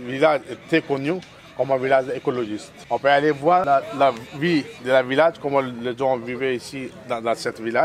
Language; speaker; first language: French; non-native, fluent; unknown